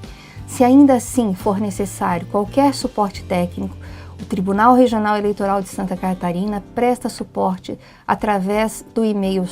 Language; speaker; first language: Portuguese; native; Portuguese